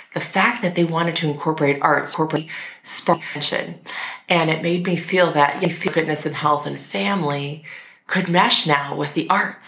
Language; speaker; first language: English; native; English